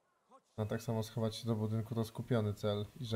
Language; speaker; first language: Polish; native; Polish